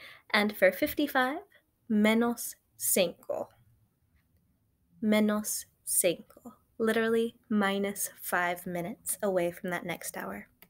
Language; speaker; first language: English; native; English